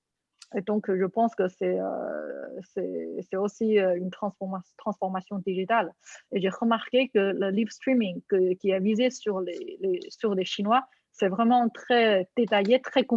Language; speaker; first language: French; non-native, fluent; Chinese